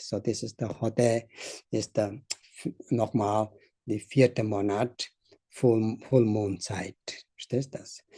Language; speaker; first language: German; non-native, learner; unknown